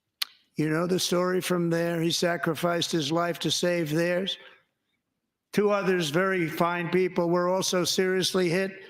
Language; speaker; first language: English; native; English